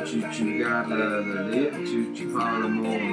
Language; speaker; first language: French; non-native, learner; English